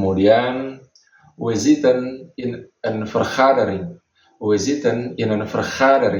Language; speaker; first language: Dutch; non-native, fluent; Indonesian